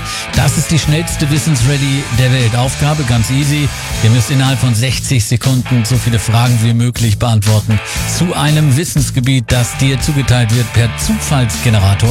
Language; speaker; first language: German; native; German